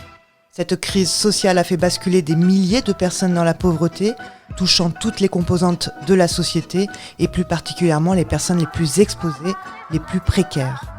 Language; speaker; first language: French; native; French